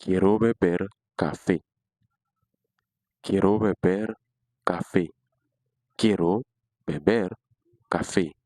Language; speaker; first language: Spanish; non-native, fluent; Haitian Creole